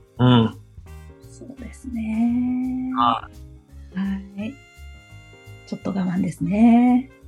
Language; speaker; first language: Japanese; native; Japanese